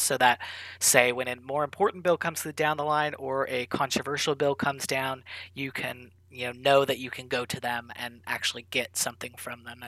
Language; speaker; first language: English; native; English